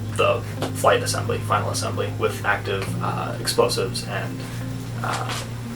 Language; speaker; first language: English; native; English